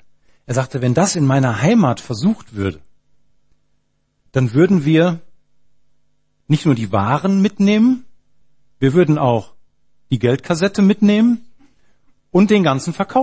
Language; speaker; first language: German; native; German